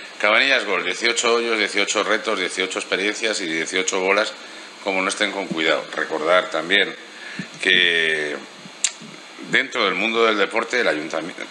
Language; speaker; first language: Spanish; native; Spanish